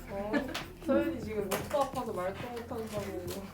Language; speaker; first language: Korean; native; Korean